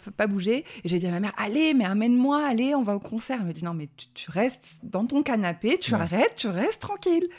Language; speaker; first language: French; native; French